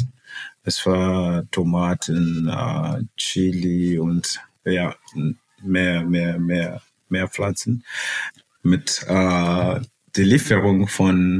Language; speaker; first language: German; non-native, fluent; Portuguese